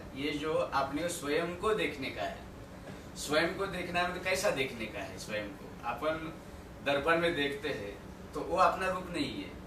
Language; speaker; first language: Hindi; non-native, local second language; Marathi